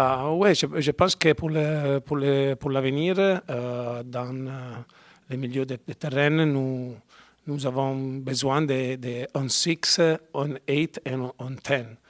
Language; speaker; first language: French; non-native, learner; Spanish